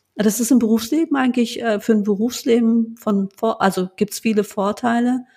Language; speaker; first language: German; early bilingual, other home language; Turkish